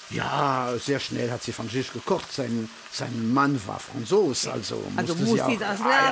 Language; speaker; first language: German; early bilingual, heritage; French